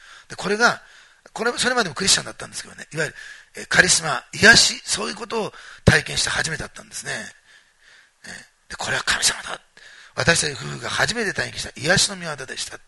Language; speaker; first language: Japanese; native; Japanese